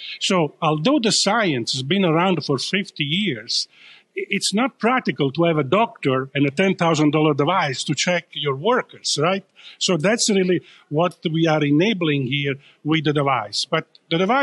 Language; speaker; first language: English; non-native, fluent; Italian